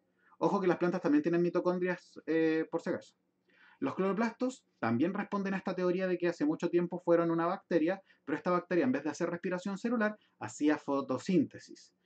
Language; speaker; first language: Spanish; native; Spanish